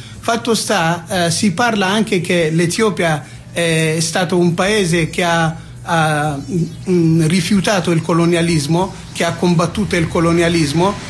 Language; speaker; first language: Italian; non-native, fluent; Tigrinya